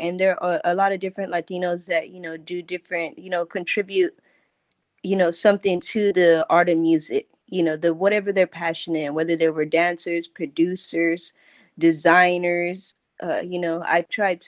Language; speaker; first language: English; native; English